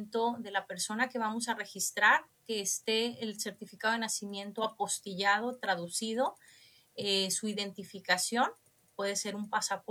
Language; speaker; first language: Spanish; native; Spanish